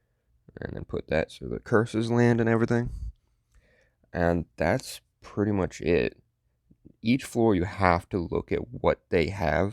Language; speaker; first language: English; native; English